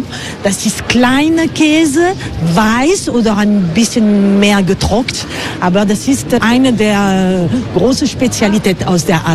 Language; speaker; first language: German; non-native, fluent; French